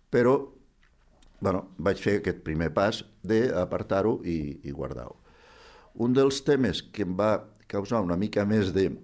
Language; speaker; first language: Catalan; native; Catalan